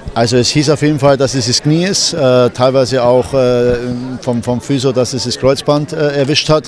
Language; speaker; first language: German; native; German